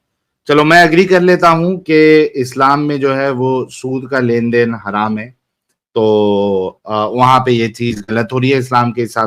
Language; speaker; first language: Hindi; native; Hindi